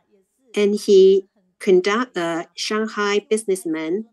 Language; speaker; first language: English; non-native, learner; Chinese